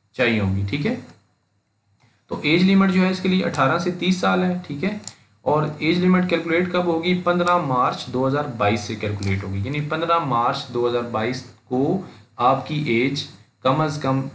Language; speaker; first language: Urdu; native; Urdu